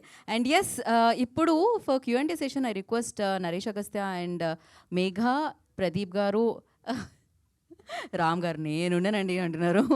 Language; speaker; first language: Telugu; native; Telugu